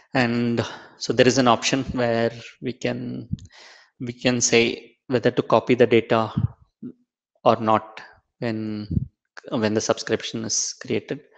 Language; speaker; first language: English; non-native, local second language; Tamil